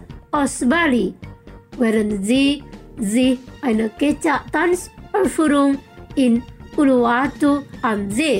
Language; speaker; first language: German; non-native, fluent; Indonesian